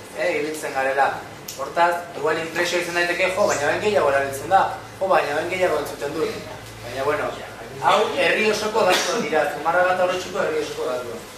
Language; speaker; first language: Basque; native; Basque